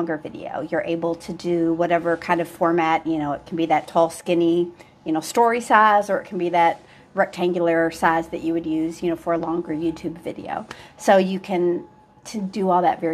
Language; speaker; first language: English; native; English